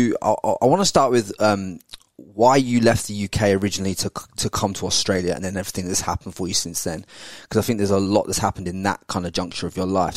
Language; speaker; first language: English; native; English